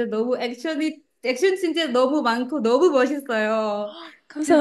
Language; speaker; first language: Korean; non-native, fluent; Indonesian